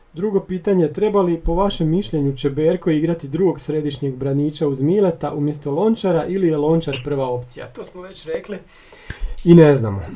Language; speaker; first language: Croatian; native; Croatian